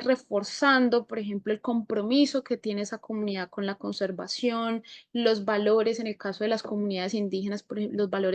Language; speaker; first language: Spanish; native; Spanish